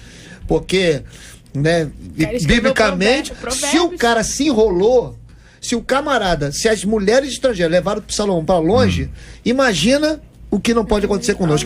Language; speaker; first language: Portuguese; native; Portuguese